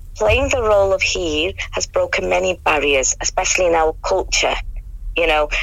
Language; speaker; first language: English; native; English